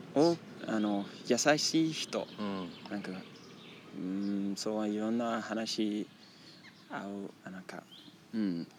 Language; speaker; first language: Japanese; non-native, learner; Danish